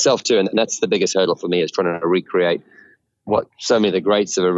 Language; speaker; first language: English; native; English